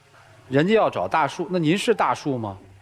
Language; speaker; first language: Chinese; native; Chinese